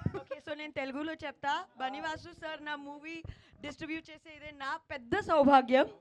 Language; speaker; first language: Telugu; non-native, learner; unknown